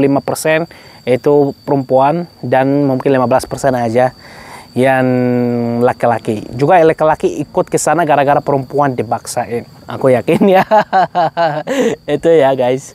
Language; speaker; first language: Indonesian; non-native, fluent; Arabic